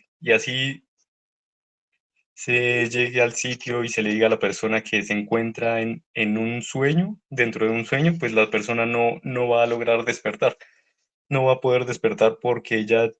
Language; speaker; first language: Spanish; native; Spanish